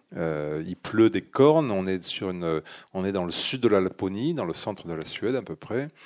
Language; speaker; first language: French; native; French